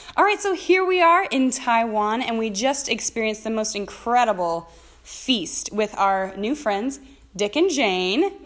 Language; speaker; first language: English; native; English